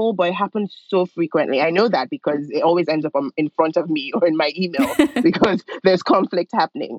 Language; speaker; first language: English; non-native, local second language; Yoruba